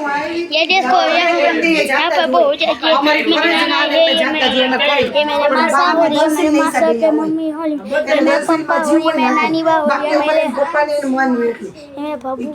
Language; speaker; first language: Hindi; non-native, local second language; Gujarati